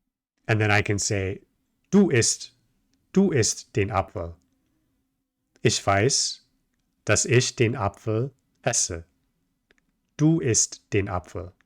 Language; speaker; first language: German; non-native, fluent; English